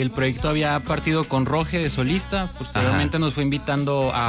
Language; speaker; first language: Spanish; native; Spanish